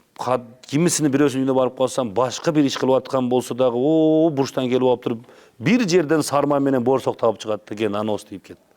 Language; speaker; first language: Kyrgyz; non-native, local second language; Uzbek